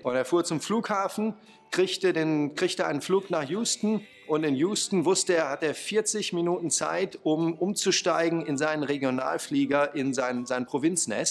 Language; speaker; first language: German; native; German